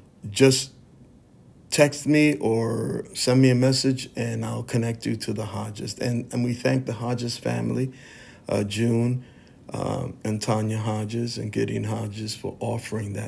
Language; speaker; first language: English; native; English